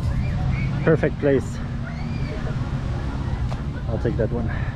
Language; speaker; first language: English; non-native, fluent; German